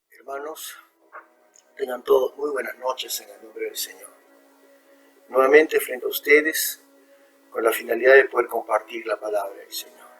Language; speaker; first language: Spanish; native; Spanish